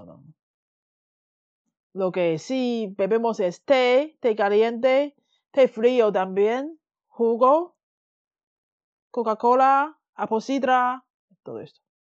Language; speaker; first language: Spanish; non-native, fluent; Chinese